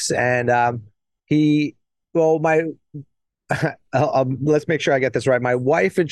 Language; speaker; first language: English; native; English